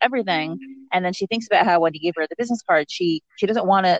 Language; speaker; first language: English; native; English